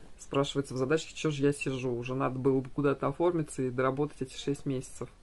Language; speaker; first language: Russian; native; Russian